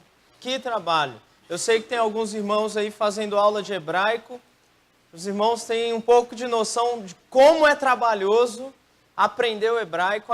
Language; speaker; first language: Portuguese; native; Portuguese